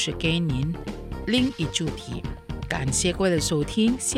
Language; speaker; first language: Chinese; early bilingual, heritage; Chinese